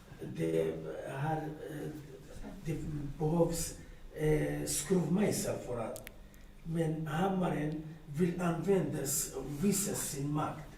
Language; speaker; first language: Swedish; non-native, learner; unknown